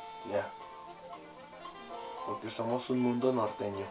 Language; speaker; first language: Spanish; early bilingual, heritage; Spanish